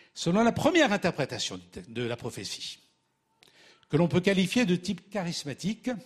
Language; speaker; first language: French; native; French